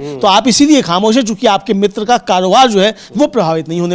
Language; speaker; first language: Hindi; native; Hindi